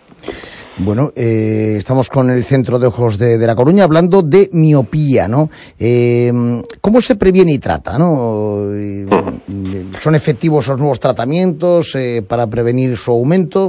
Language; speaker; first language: Spanish; native; Spanish